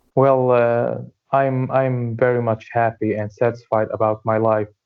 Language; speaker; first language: English; non-native, fluent; Arabic